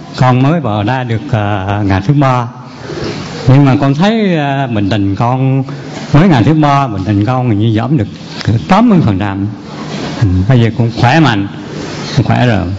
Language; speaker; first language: Vietnamese; native; Vietnamese